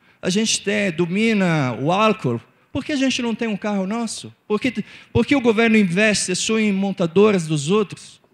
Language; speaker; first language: Portuguese; non-native, fluent; Italian